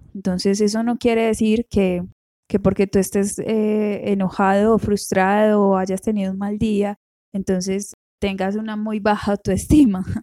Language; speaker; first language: Spanish; native; Spanish